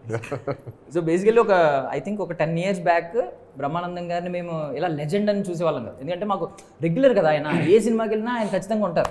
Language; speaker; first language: Telugu; native; Telugu